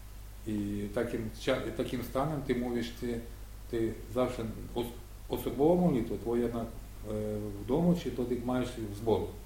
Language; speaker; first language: Polish; non-native, learner; Ukrainian